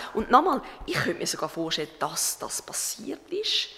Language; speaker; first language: German; native; German